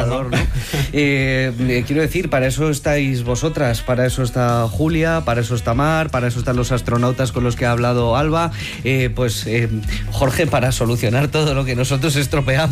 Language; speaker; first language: Spanish; native; Spanish